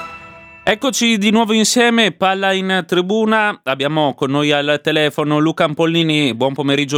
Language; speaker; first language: Italian; native; Italian